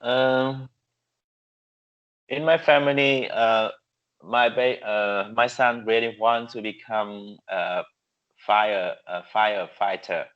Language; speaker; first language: English; non-native, learner; Vietnamese